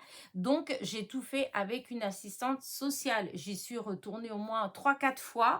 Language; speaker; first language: French; native; French